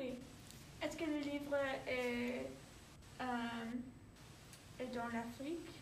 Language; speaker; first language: French; non-native, learner; English